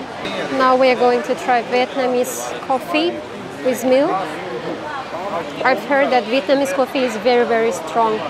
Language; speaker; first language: English; non-native, learner; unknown